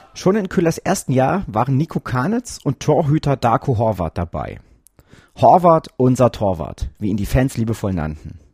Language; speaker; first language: German; native; German